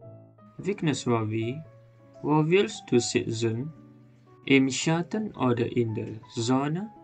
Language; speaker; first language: German; non-native, learner; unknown